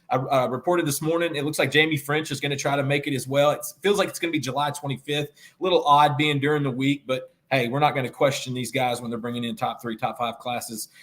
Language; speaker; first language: English; native; English